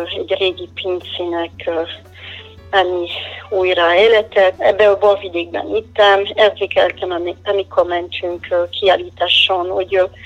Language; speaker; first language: Hungarian; non-native, fluent; French